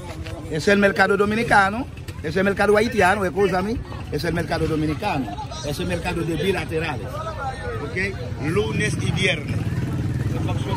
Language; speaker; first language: Spanish; non-native, fluent; Haitian Creole